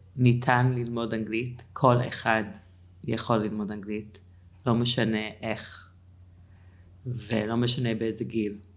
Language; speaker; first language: Hebrew; non-native, fluent; English